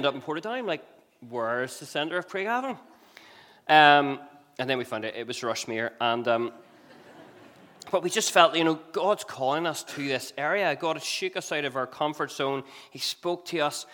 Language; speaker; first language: English; native; English